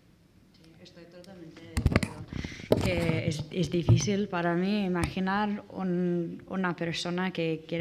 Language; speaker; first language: Spanish; non-native, learner; English